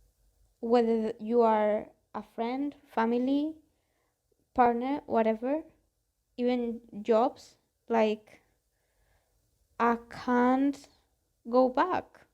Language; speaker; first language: English; non-native, fluent; Spanish